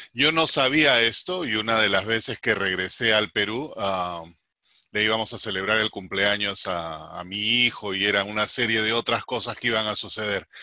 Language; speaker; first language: Spanish; native; Spanish